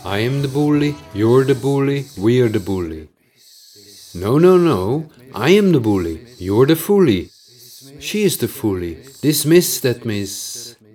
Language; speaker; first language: English; non-native, fluent; Dutch